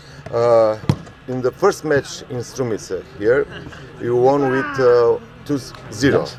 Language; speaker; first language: English; non-native, learner; Macedonian